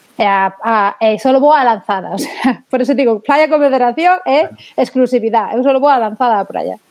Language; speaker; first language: Galician; native; Galician